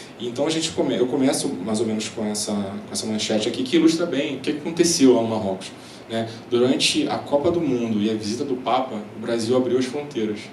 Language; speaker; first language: Portuguese; native; Portuguese